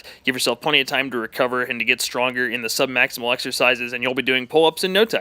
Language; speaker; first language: English; native; English